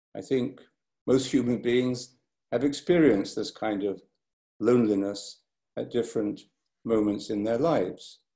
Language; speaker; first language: English; native; English